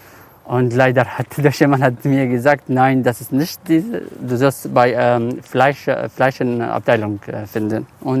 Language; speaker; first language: German; non-native, learner; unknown